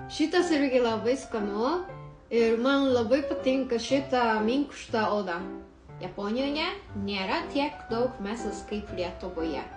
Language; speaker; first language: Lithuanian; non-native, learner; Japanese